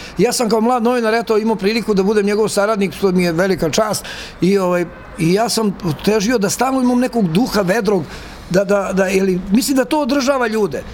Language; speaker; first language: Serbian; native; Serbian